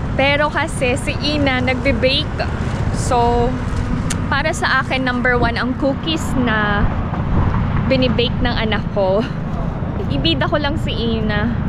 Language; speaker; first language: Filipino; native; Filipino